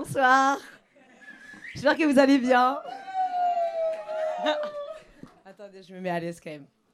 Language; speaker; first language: French; native; French